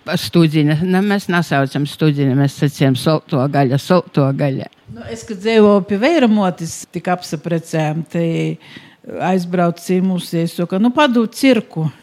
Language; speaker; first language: Latvian; native; Latvian